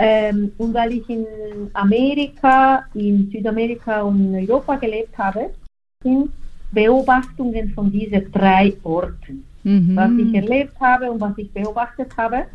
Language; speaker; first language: German; non-native, fluent; Spanish